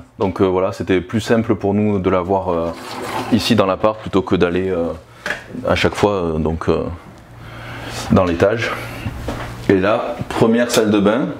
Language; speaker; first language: French; native; French